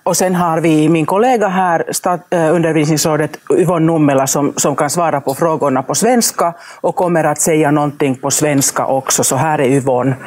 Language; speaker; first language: Swedish; non-native, local second language; Finnish